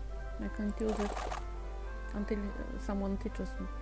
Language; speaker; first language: English; non-native, fluent; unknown